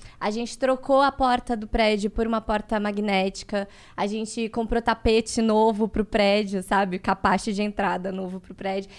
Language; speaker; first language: Portuguese; native; Portuguese